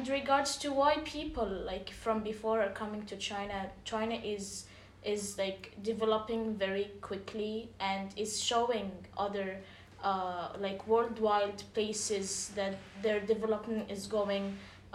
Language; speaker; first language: English; non-native, fluent; Arabic